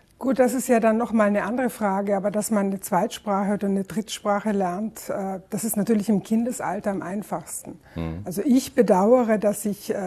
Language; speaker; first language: German; native; German